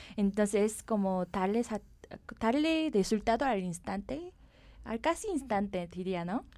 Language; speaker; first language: Spanish; non-native, fluent; Korean